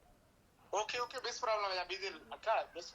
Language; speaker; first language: Russian; non-native, learner; Hindi